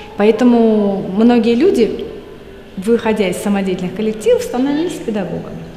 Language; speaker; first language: Russian; native; Russian